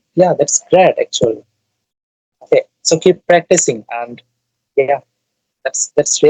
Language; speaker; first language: English; non-native, learner; Bangla